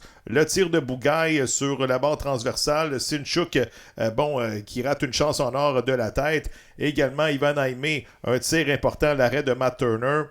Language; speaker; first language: French; native; French